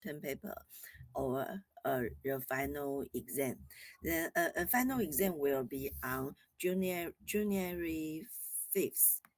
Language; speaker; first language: English; non-native, fluent; Chinese